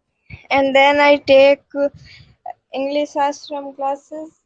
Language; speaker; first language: English; non-native, learner; Hindi